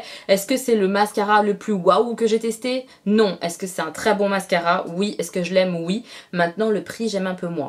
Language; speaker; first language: French; native; French